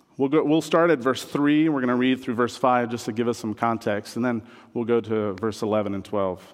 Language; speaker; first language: English; non-native, fluent; French